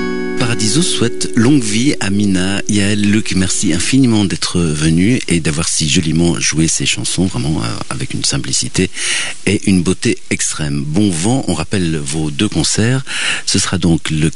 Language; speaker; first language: French; native; French